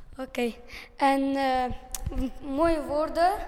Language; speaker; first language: Dutch; early bilingual, other home language; Persian